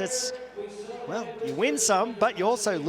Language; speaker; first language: English; native; English